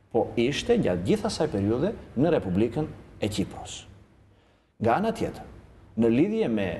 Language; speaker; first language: Albanian; non-native, local second language; Greek